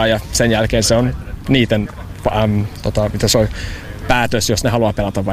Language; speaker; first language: Finnish; non-native, fluent; English